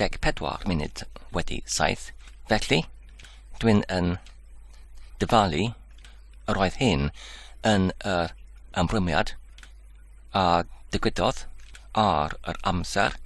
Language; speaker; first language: Welsh; non-native, learner; Polish